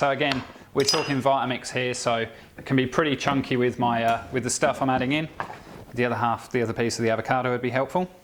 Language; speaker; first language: English; native; English